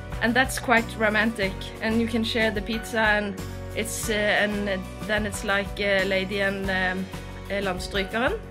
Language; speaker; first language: English; non-native, fluent; Norwegian